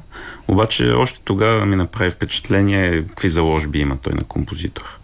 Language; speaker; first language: Bulgarian; native; Bulgarian